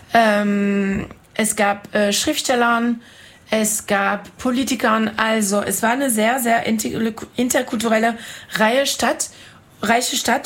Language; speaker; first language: German; non-native, fluent; French